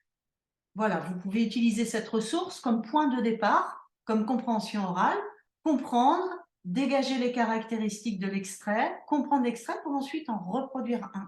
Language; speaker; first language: French; native; French